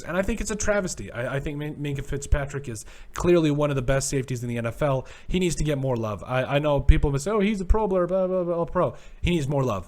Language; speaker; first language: English; native; English